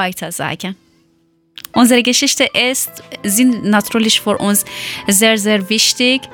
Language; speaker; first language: German; non-native, learner; Persian